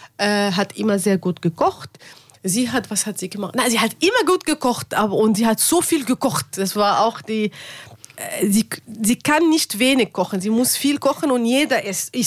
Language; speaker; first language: German; non-native, learner; Arabic